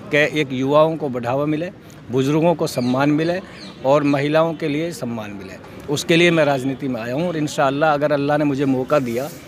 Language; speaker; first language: Hindi; native; Hindi